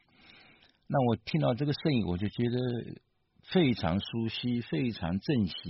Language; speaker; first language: Chinese; native; Chinese